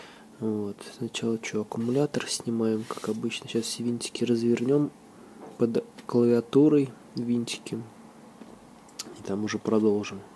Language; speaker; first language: Russian; native; Russian